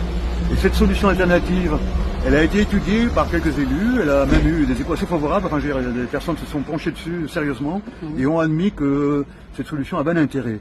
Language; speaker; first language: French; native; French